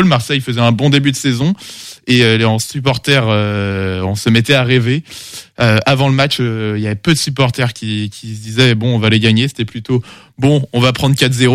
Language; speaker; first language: French; native; French